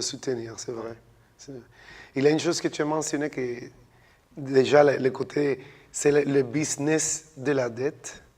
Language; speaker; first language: French; non-native, fluent; Spanish